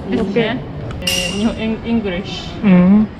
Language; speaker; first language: Korean; non-native, learner; Japanese